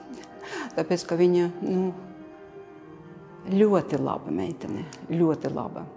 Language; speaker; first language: Latvian; non-native, local second language; Russian